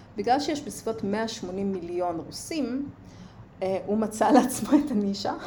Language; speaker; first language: Hebrew; early bilingual, other home language; Russian